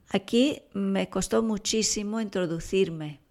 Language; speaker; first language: Spanish; non-native, fluent; Portuguese